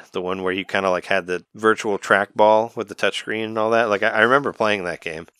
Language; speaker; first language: English; native; English